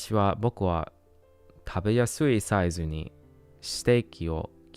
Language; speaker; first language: Japanese; non-native, learner; English